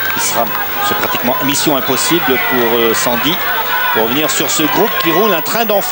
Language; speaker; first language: French; native; French